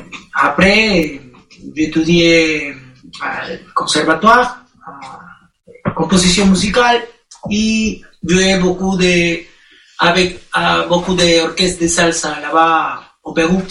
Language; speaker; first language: French; non-native, learner; Spanish